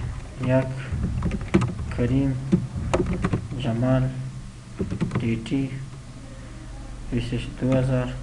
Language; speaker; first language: Persian; non-native, local second language; Pashto